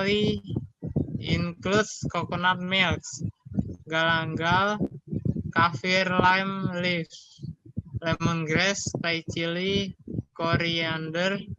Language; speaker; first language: English; non-native, learner; Indonesian